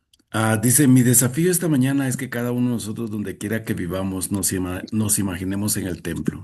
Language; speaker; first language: Spanish; native; Spanish